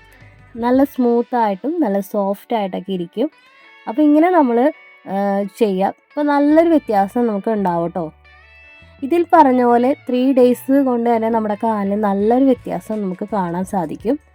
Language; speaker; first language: Malayalam; native; Malayalam